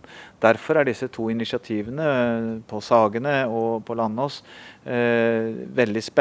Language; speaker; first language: Norwegian; native; Norwegian